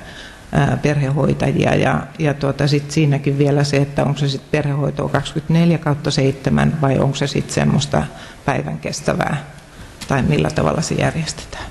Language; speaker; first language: Finnish; native; Finnish